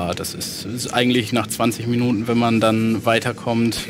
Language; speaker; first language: German; native; German